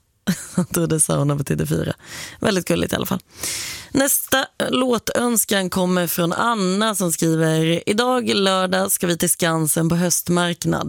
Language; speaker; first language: Swedish; native; Swedish